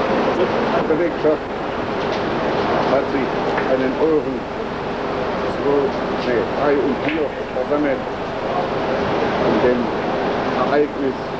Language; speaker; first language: German; native; German